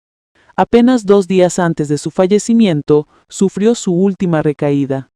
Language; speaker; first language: Spanish; native; Spanish